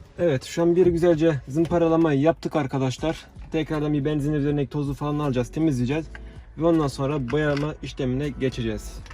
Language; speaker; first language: Turkish; early bilingual, heritage; Turkish